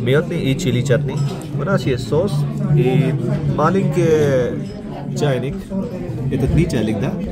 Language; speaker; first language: Russian; non-native, learner; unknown